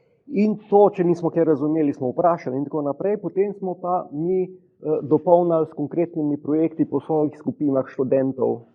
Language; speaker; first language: Slovenian; native; Slovenian